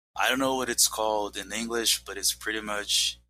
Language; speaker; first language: English; non-native, fluent; Portuguese